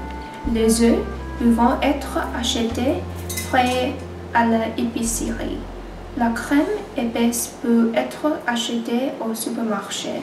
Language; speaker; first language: French; non-native, learner; English